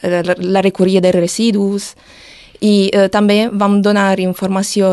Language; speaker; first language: Catalan; non-native, learner; Italian